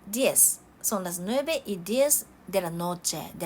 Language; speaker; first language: Spanish; non-native, learner; Japanese